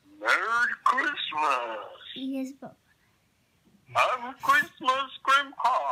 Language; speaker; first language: English; non-native, learner; Chinese